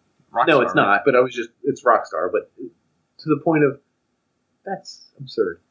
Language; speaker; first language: English; native; English